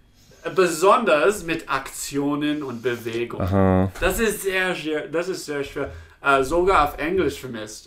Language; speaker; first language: German; non-native, learner; English